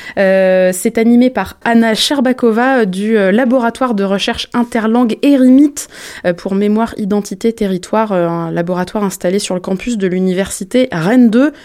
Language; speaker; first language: French; native; French